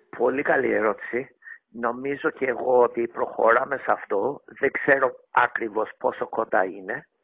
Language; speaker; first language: Greek; early bilingual, heritage; Greek